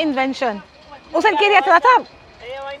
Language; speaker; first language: Spanish; non-native, learner; English